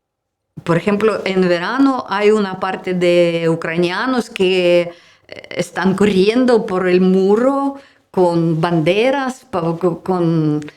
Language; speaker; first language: Spanish; non-native, learner; Russian